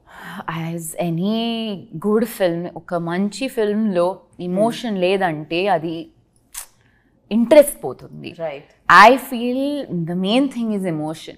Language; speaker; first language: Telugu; non-native, learner; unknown